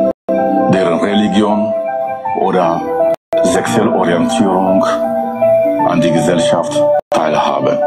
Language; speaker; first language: German; non-native, fluent; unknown